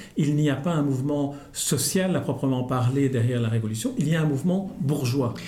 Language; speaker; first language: French; native; French